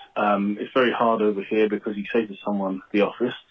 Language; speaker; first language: English; native; English